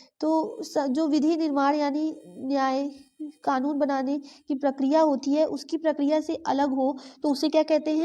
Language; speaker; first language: Hindi; native; Hindi